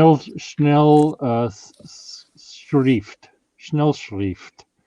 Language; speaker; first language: German; non-native, learner; English